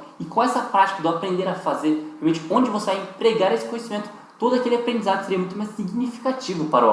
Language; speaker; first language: Portuguese; native; Portuguese